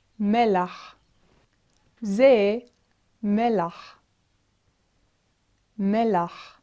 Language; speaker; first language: Hebrew; non-native, fluent; English